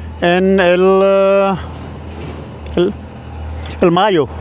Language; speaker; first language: Spanish; non-native, learner; Urdu